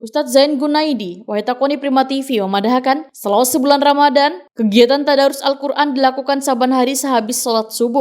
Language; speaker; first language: Indonesian; non-native, local second language; Banjar